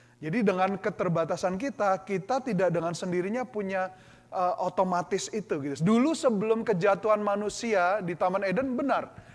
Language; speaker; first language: Indonesian; native; Indonesian